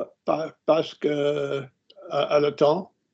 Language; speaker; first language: French; non-native, learner; English